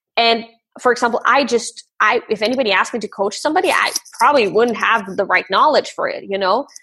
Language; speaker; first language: English; non-native, fluent; German